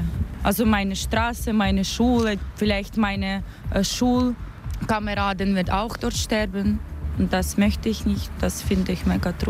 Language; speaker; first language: German; non-native, fluent; Russian